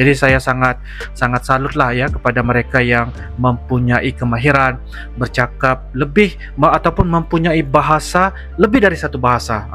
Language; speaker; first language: Malay; native; Malay